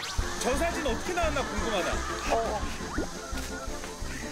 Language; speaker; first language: Korean; native; Korean